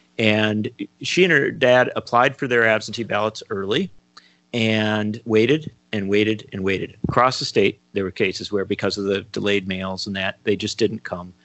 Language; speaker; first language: English; native; English